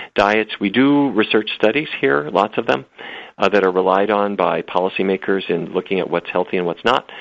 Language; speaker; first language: English; native; English